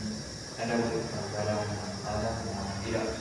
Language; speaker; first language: Indonesian; non-native, local second language; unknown